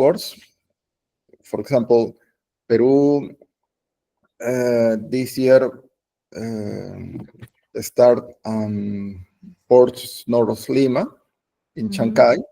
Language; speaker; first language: English; non-native, learner; Spanish